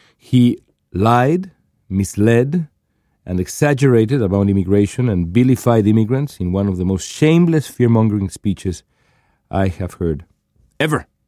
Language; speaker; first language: English; non-native, fluent; Spanish